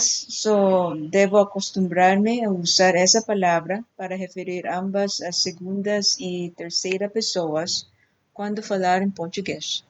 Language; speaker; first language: Portuguese; non-native, fluent; Filipino